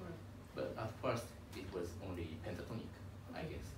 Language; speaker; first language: English; non-native, learner; Japanese